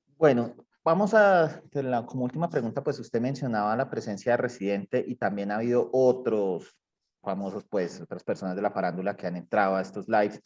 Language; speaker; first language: Spanish; native; Spanish